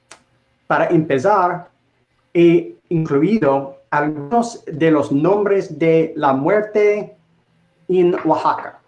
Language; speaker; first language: Spanish; non-native, learner; English